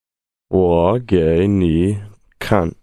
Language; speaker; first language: Chinese; non-native, learner; English